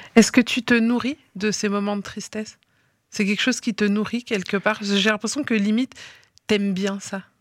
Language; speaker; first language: French; native; French